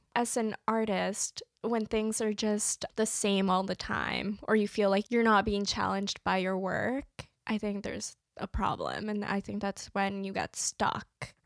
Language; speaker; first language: English; native; English